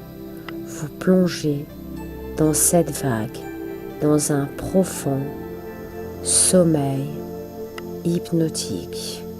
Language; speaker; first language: French; native; French